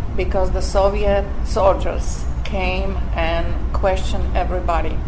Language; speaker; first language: English; non-native, fluent; Slovak